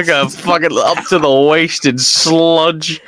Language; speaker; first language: English; native; English